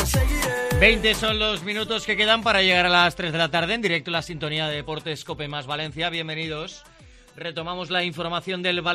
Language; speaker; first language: Spanish; native; Spanish